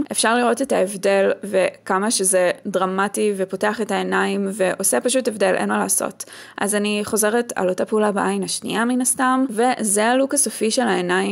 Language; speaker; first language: Hebrew; native; Hebrew